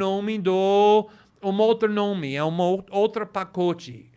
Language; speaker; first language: Portuguese; non-native, fluent; English